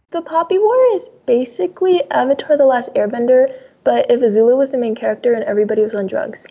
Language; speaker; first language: English; early bilingual, other home language; Chinese